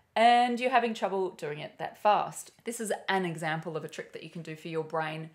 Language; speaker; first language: English; native; English